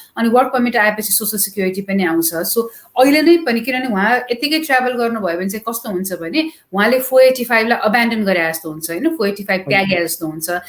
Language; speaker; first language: Nepali; native; Nepali